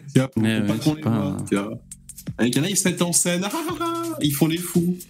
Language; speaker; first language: French; native; French